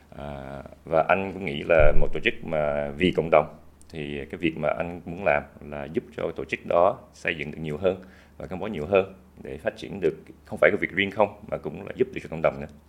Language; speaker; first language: Vietnamese; early bilingual, heritage; Vietnamese